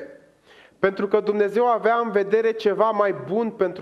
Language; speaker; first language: Romanian; native; Romanian